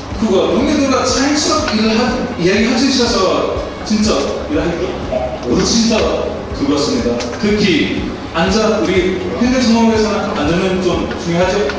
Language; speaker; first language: Korean; non-native, learner; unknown